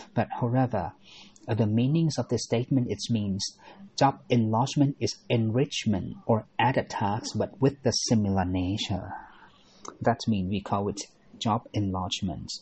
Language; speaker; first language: English; non-native, fluent; Thai